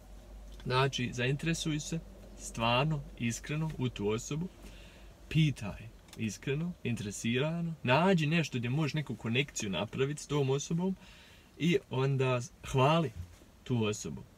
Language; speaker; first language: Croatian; early bilingual, heritage; Croatian